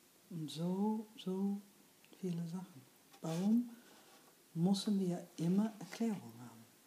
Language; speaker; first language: German; non-native, fluent; English